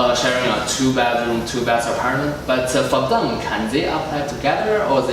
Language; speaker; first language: English; non-native, fluent; Chinese